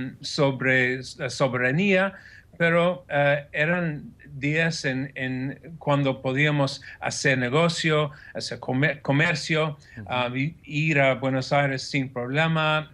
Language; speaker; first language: Spanish; non-native, fluent; English